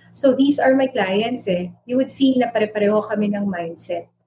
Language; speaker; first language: English; non-native, local second language; Iloko